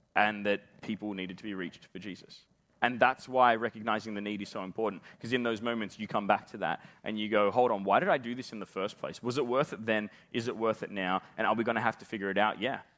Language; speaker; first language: English; native; English